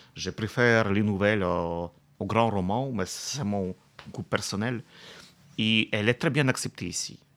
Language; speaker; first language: French; non-native, fluent; Ukrainian